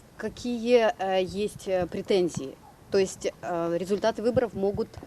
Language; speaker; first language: Russian; native; Russian